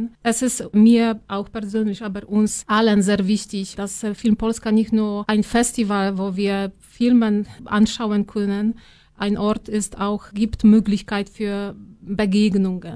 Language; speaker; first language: German; non-native, fluent; Polish